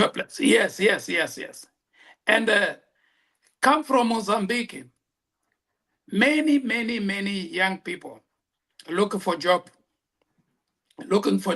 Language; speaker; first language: English; non-native, local second language; Portuguese